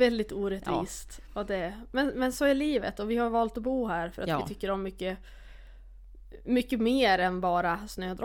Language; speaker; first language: Swedish; native; Swedish